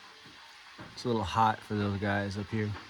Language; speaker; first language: English; native; English